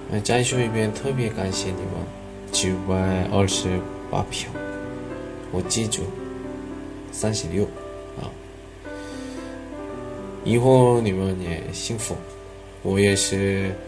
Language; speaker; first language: Chinese; non-native, learner; Korean